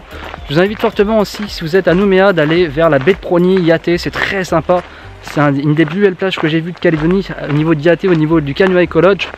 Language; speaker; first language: French; native; French